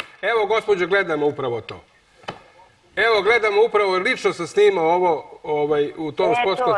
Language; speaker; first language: Croatian; native; Croatian